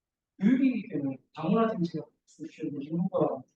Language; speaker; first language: Korean; native; Korean